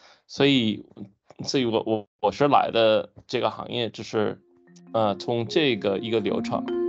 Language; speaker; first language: Chinese; non-native, fluent; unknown